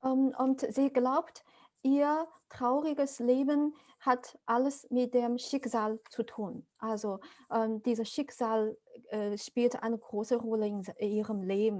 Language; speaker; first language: German; non-native, fluent; Chinese